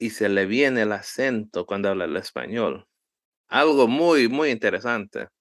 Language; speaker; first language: Spanish; early bilingual, heritage; Spanish